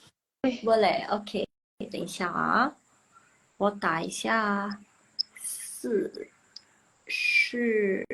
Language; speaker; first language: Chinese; non-native, fluent; Indonesian